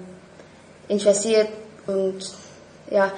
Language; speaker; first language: German; non-native, learner; English